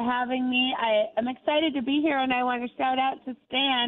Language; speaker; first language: English; native; English